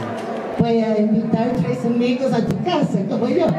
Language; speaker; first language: Spanish; non-native, fluent; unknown